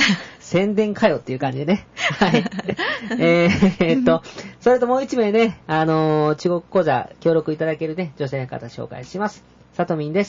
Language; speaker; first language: Japanese; native; Japanese